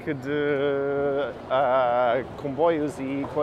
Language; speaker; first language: Portuguese; native; Portuguese